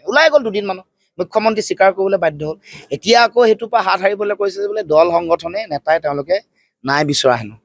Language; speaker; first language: Assamese; native; Assamese